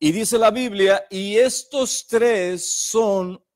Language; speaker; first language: Spanish; native; Spanish